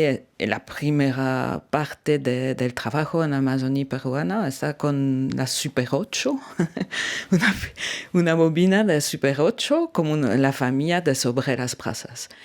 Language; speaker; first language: Spanish; non-native, learner; French